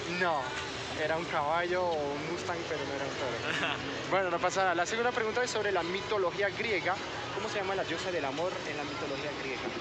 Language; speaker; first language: Spanish; non-native, fluent; French